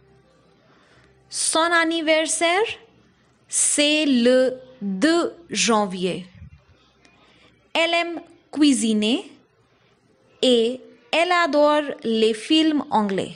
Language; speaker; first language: French; non-native, fluent; Hindi